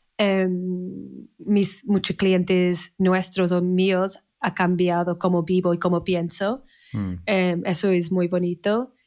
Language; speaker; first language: Spanish; non-native, fluent; English